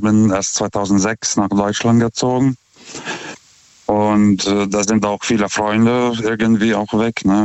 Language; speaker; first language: German; non-native, fluent; Lithuanian